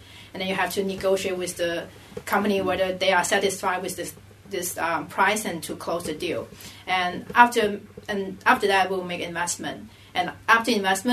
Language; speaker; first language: English; non-native, local second language; Cantonese